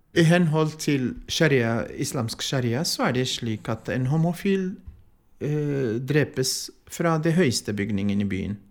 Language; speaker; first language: Norwegian; non-native, fluent; Arabic